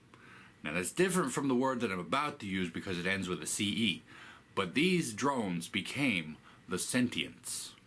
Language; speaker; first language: English; native; English